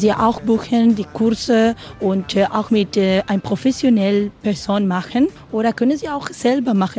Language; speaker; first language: German; non-native, learner; Spanish